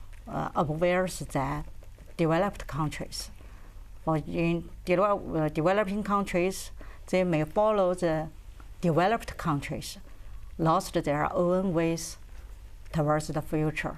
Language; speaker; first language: English; non-native, learner; Chinese